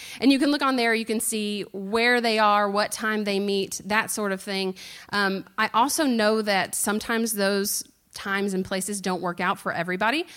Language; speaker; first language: English; native; English